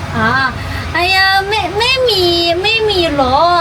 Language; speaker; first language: Thai; non-native, learner; Chinese